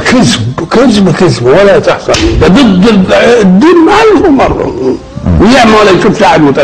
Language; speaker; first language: Arabic; native; Arabic